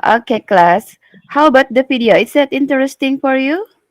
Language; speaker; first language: English; non-native, learner; Indonesian